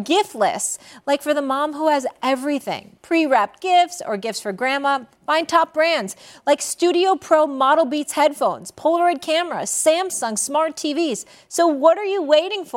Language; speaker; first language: English; native; English